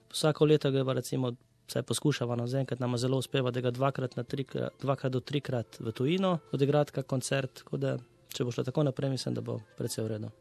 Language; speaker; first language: Slovenian; native; Slovenian